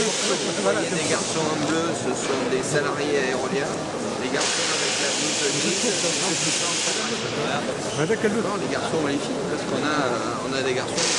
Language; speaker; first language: French; native; French